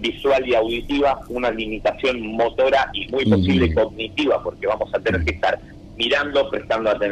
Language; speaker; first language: Spanish; native; Spanish